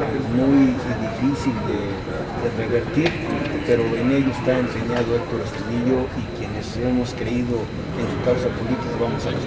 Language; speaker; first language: Spanish; native; Spanish